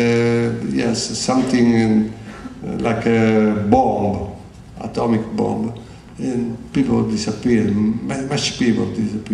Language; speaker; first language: English; non-native, learner; Italian